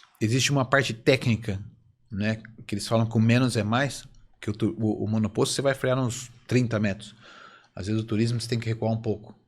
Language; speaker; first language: Portuguese; native; Portuguese